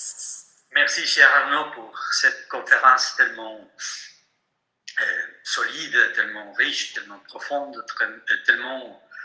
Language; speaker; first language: French; non-native, fluent; Spanish